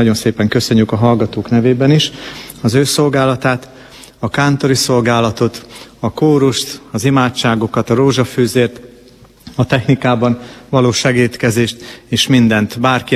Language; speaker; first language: Hungarian; native; Hungarian